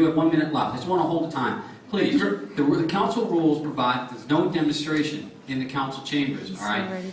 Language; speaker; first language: English; native; English